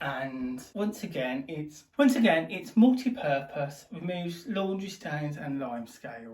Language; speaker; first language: English; native; English